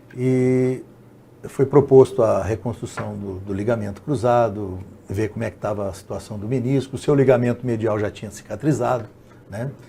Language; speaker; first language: Portuguese; native; Portuguese